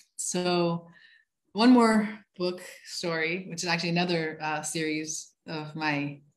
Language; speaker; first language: English; native; English